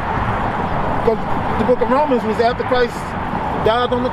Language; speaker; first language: English; native; English